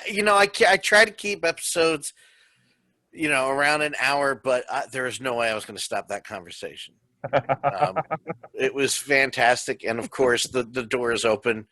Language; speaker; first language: English; native; English